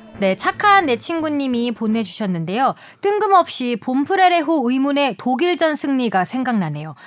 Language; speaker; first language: Korean; native; Korean